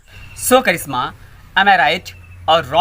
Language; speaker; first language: English; non-native, learner; Hindi